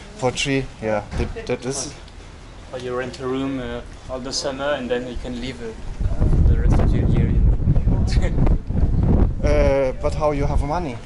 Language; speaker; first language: English; non-native, learner; German